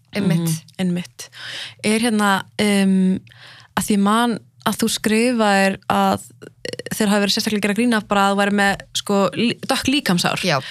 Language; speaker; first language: Icelandic; early bilingual, other home language; Arabic